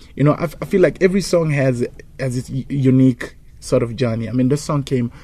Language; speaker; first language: English; non-native, local second language; Zulu